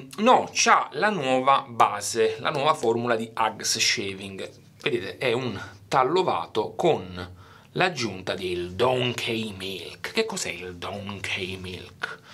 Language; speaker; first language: Italian; native; Italian